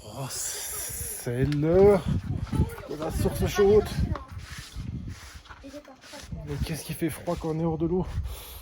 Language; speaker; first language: French; native; French